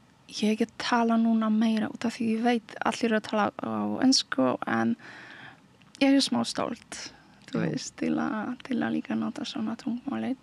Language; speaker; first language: Icelandic; non-native, learner; Polish